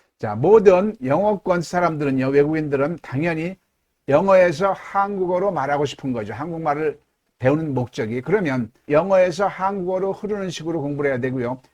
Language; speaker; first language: Korean; native; Korean